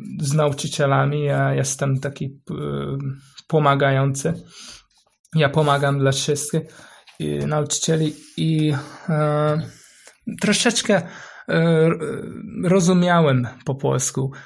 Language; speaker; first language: Polish; non-native, learner; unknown